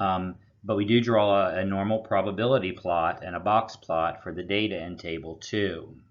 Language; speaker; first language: English; native; English